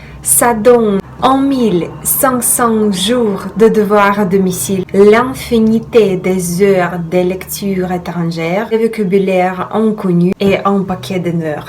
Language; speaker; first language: French; non-native, fluent; Russian